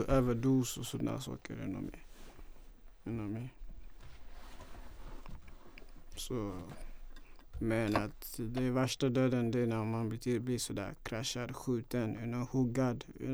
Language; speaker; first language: Swedish; non-native, fluent; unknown